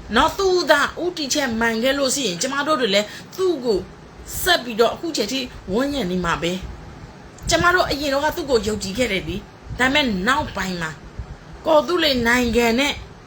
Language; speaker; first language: Burmese; non-native, local second language; Karen languages